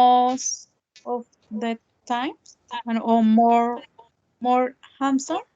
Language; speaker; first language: English; non-native, learner; Spanish